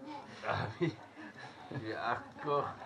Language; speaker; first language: French; non-native, learner; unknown